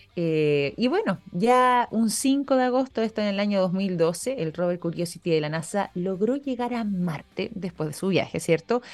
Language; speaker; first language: Spanish; native; Spanish